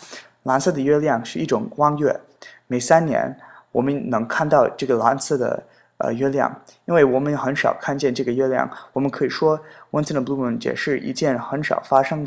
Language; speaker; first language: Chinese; non-native, fluent; English